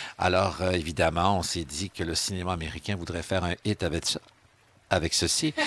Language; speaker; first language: French; native; French